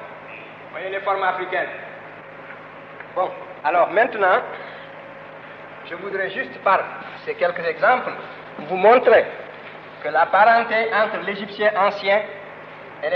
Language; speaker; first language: French; non-native, local second language; Wolof